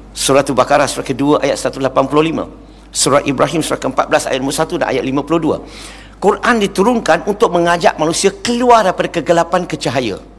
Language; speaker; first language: Malay; non-native, local second language; Chinese